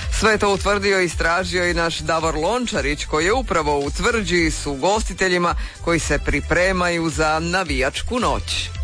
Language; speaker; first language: Croatian; native; Croatian